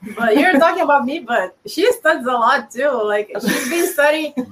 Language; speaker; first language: English; non-native, fluent; Portuguese